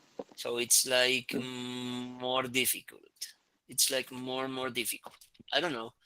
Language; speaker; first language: English; non-native, fluent; Spanish